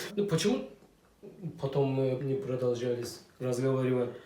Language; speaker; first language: Russian; non-native, learner; Turkish